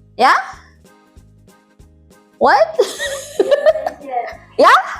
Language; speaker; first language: English; non-native, fluent; Indonesian